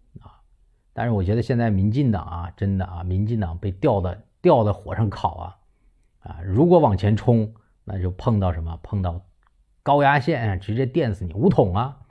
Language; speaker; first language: Chinese; native; Chinese